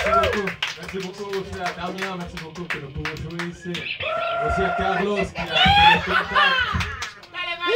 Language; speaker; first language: French; non-native, learner; German